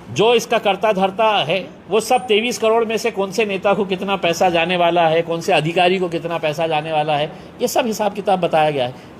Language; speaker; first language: Hindi; non-native, local second language; Marathi